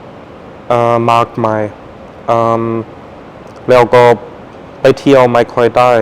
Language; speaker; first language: Thai; non-native, fluent; German